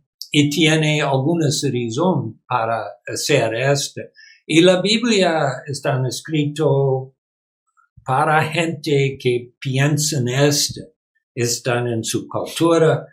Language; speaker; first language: Spanish; non-native, learner; English